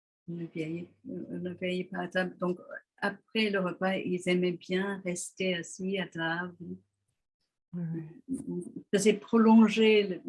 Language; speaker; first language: French; non-native, fluent; English